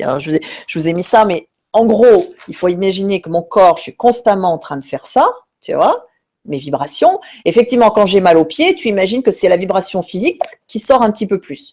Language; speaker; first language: French; native; French